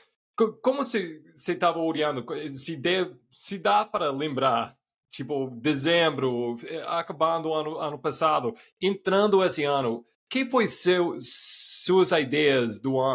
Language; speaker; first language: Portuguese; non-native, fluent; English